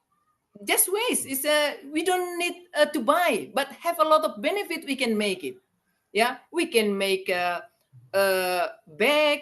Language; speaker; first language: English; non-native, learner; Indonesian